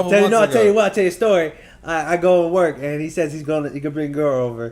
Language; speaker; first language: English; native; English